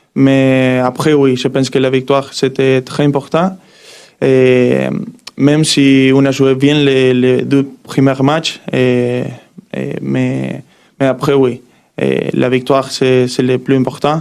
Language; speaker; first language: French; non-native, learner; Spanish